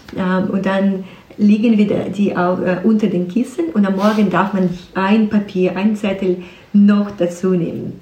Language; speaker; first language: German; non-native, learner; Ukrainian